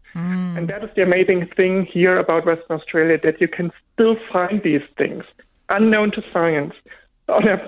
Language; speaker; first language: English; non-native, fluent; German